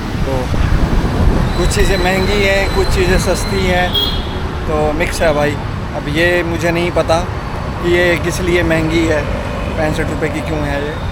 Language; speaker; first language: Hindi; native; Hindi